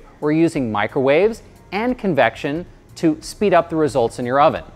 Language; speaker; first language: English; native; English